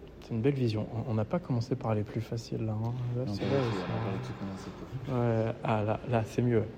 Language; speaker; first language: French; native; French